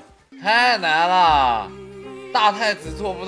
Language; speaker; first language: Chinese; native; Chinese